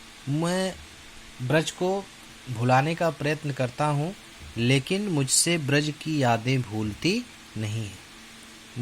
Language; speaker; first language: Hindi; native; Hindi